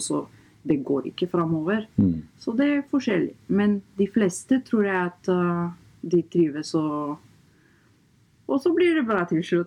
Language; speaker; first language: Norwegian; non-native, fluent; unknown